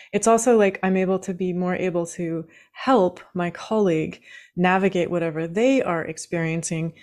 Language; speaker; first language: English; native; English